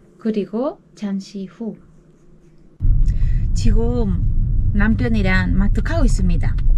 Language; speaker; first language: Korean; non-native, learner; Spanish